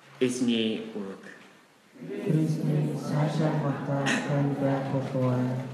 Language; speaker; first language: Mongolian; non-native, fluent; Korean